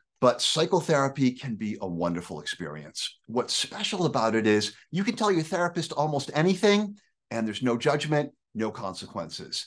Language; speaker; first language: English; native; English